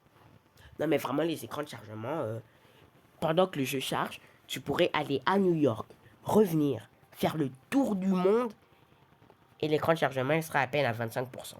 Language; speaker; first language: French; native; French